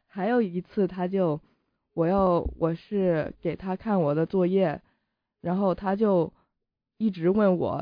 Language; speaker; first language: Chinese; early bilingual, heritage; Chinese